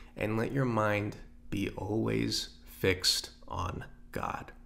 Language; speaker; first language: English; native; English